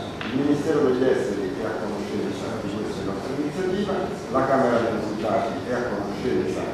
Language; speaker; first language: Italian; native; Italian